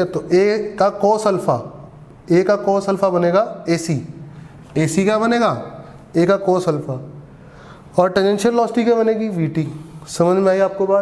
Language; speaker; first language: Hindi; native; Hindi